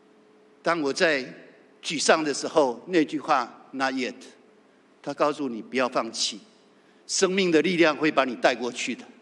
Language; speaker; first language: Chinese; native; Chinese